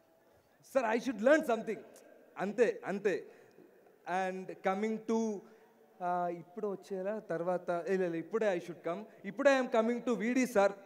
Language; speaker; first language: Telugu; non-native, learner; Malayalam